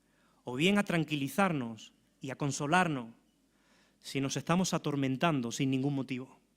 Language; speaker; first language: Spanish; native; Spanish